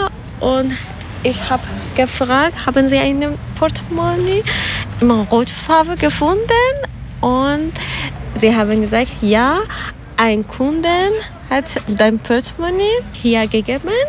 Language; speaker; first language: German; non-native, learner; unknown